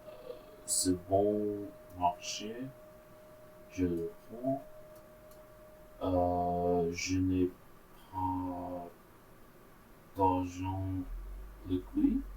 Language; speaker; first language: French; non-native, learner; English